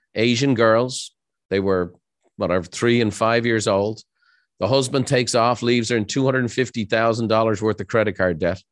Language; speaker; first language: English; native; English